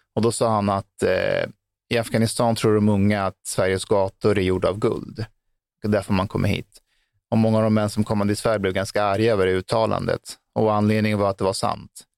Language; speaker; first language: Swedish; early bilingual, other home language; Persian